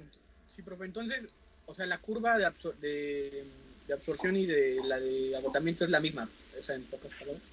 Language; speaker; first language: Spanish; native; Spanish